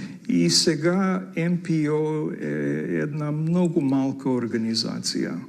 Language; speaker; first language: Bulgarian; early bilingual, heritage; Bulgarian